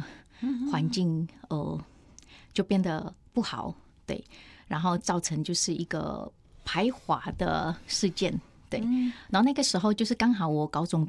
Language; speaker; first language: Chinese; non-native, fluent; Hakka Chinese